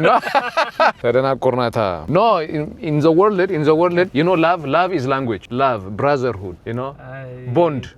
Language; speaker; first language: English; non-native, fluent; Amharic